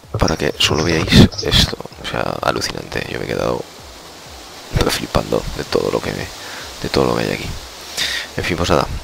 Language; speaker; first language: Spanish; native; Spanish